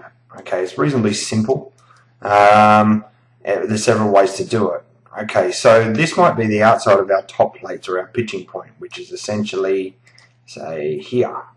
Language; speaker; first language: English; native; English